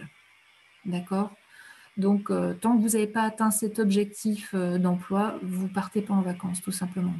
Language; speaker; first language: French; native; French